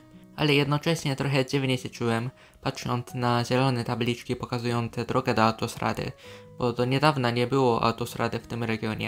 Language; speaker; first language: Polish; early bilingual, heritage; Polish